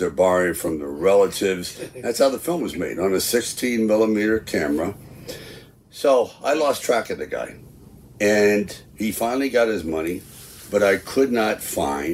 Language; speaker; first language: English; native; English